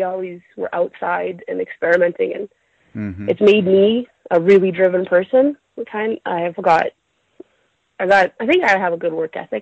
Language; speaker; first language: English; native; English